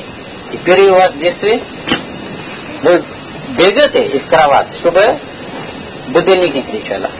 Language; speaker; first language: Russian; non-native, learner; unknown